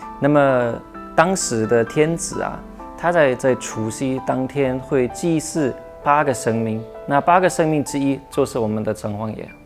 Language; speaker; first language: Chinese; non-native, fluent; German